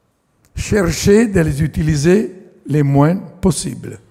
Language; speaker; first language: French; non-native, fluent; Italian